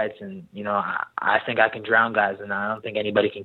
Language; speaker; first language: English; native; English